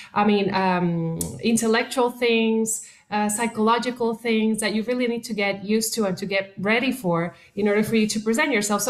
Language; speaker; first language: English; non-native, local second language; Spanish